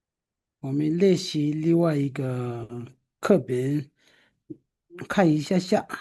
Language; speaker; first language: Chinese; non-native, fluent; Tibetan